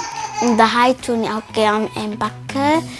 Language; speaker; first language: German; early bilingual, other home language; Tigrinya